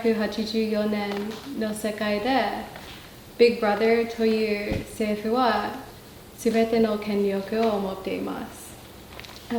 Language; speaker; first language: Japanese; non-native, fluent; English